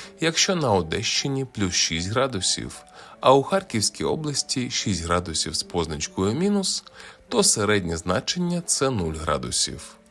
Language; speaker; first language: Ukrainian; native; Ukrainian